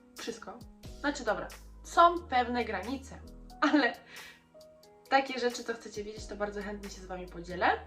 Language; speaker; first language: Polish; early bilingual, heritage; Polish